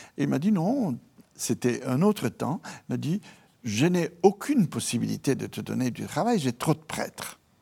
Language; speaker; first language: French; non-native, fluent; Italian